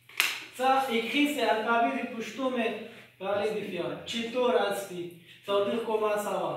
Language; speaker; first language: French; non-native, learner; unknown